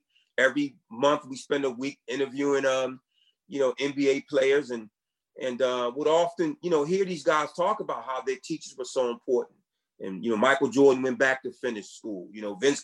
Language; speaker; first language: English; native; English